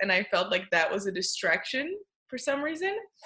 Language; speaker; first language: English; non-native, fluent; Czech